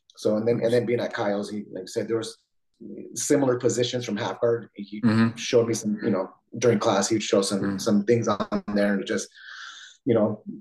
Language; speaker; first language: English; native; English